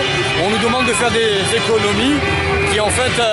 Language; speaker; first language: French; native; French